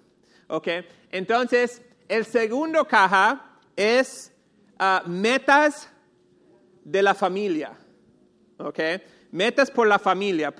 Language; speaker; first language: Spanish; non-native, fluent; English